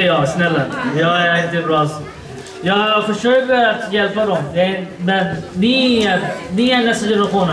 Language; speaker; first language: Swedish; non-native, learner; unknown